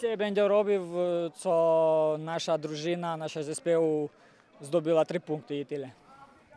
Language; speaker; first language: Polish; non-native, learner; Georgian